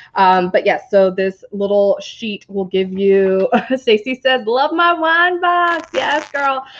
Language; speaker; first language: English; native; English